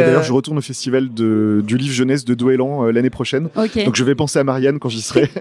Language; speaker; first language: French; native; French